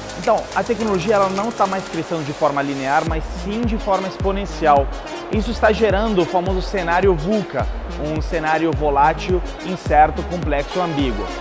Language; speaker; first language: Portuguese; non-native, fluent; Italian